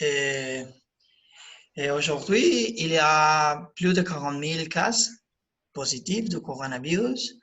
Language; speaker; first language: French; non-native, learner; Spanish